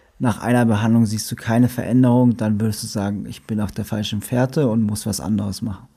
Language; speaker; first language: German; native; German